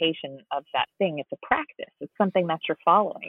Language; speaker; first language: English; native; English